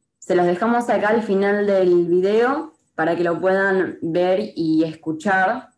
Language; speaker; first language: Spanish; native; Spanish